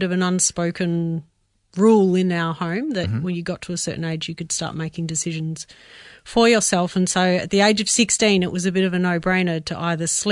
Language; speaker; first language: English; native; English